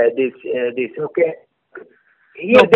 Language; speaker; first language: English; non-native, learner; Arabic